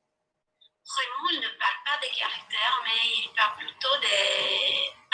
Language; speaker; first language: French; non-native, learner; English